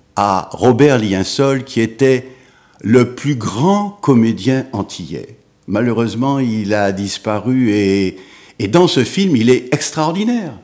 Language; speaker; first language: French; native; French